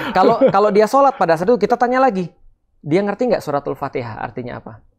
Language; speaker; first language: Indonesian; native; Indonesian